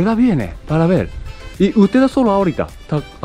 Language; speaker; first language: Spanish; non-native, learner; Japanese